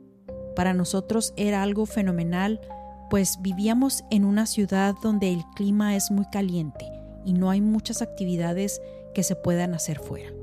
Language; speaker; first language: Spanish; native; Spanish